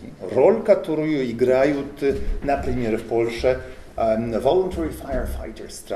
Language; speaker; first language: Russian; non-native, learner; Polish